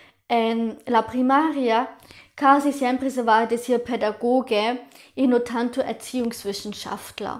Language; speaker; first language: Spanish; non-native, fluent; German